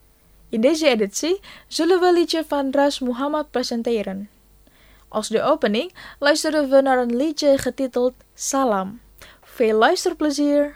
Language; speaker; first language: Dutch; non-native, fluent; Indonesian